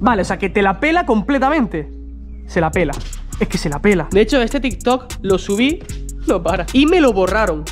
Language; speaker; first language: Spanish; native; Spanish